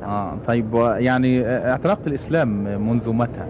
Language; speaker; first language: Arabic; native; Arabic